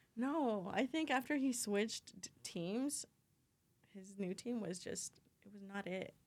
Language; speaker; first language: English; native; English